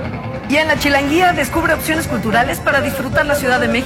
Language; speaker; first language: Spanish; native; Spanish